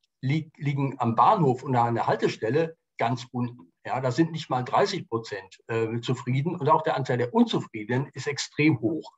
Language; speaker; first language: German; native; German